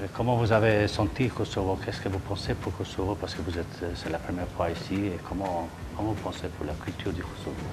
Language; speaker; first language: French; non-native, learner; Albanian